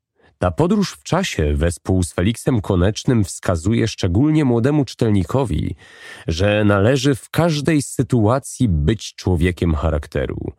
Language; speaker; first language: Polish; native; Polish